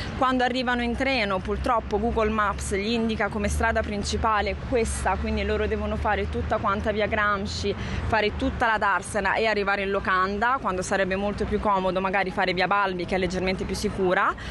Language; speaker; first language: Italian; native; Italian